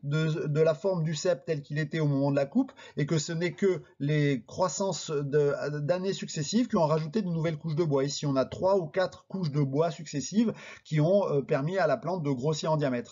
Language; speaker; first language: French; native; French